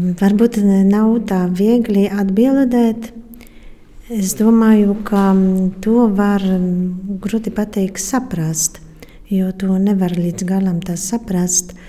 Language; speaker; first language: Latvian; non-native, fluent; Polish